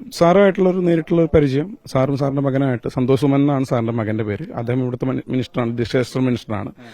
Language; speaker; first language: Malayalam; native; Malayalam